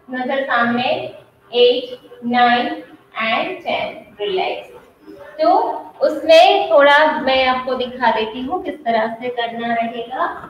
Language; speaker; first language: Hindi; non-native, local second language; Gujarati